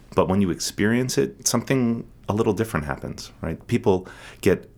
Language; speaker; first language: English; native; English